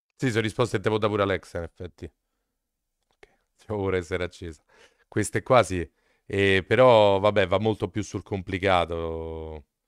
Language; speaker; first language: Italian; native; Italian